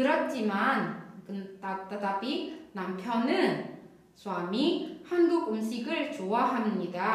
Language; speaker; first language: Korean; non-native, fluent; Indonesian